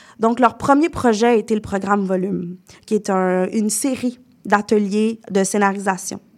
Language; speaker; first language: French; native; French